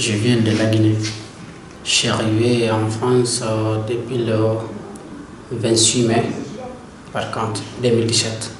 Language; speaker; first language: French; non-native, learner; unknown